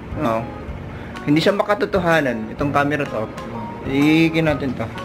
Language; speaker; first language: Filipino; native; Filipino